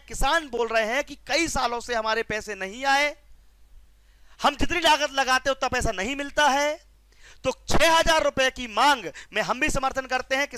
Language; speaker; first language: Hindi; native; Hindi